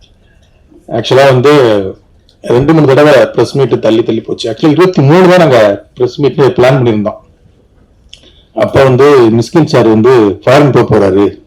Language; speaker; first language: Tamil; native; Tamil